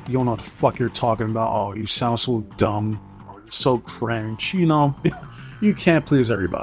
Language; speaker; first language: English; native; English